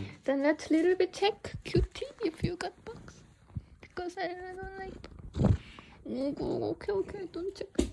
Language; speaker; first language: English; non-native, learner; Korean